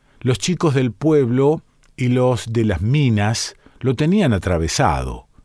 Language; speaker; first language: Spanish; native; Spanish